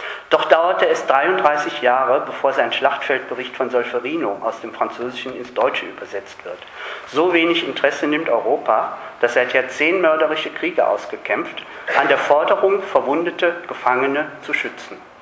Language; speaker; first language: German; native; German